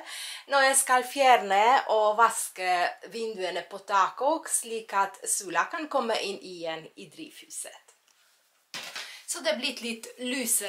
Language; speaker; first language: Norwegian; non-native, fluent; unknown